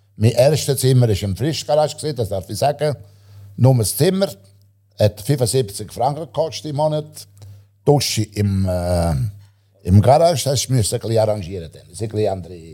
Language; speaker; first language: German; non-native, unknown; Italian